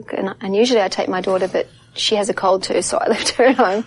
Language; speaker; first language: English; native; English